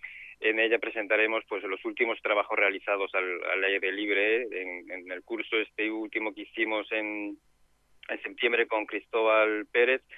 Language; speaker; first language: Spanish; native; Spanish